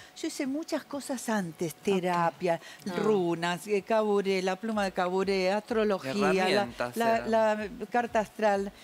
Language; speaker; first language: Spanish; native; Spanish